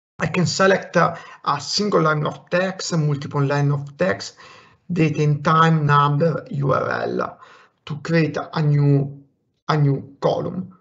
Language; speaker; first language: English; non-native, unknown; Italian